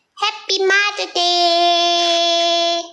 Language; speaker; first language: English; non-native, learner; Thai